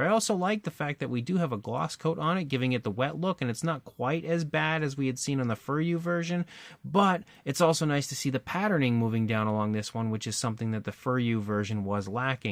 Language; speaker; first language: English; native; English